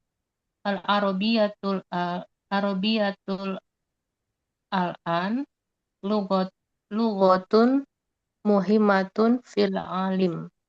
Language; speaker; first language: Arabic; non-native, learner; Indonesian